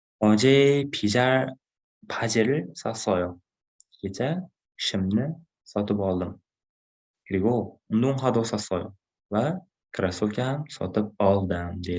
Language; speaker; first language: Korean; non-native, fluent; Uzbek